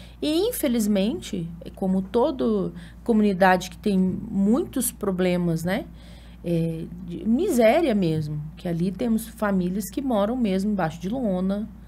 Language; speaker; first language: Portuguese; native; Portuguese